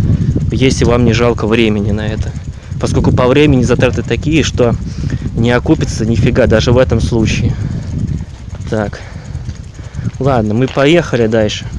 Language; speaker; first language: Russian; native; Russian